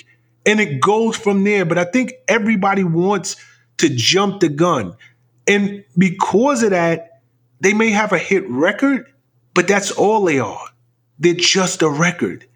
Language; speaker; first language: English; native; English